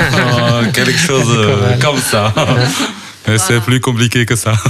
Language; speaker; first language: French; non-native, fluent; Chinese